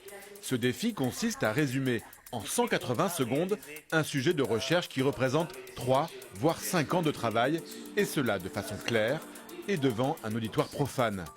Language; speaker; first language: French; native; French